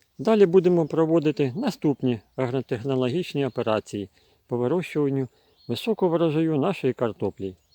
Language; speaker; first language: Ukrainian; native; Ukrainian